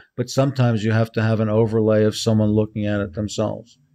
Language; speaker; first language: English; early bilingual, heritage; Hebrew